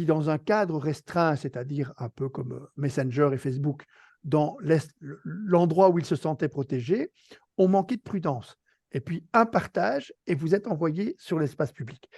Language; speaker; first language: French; native; French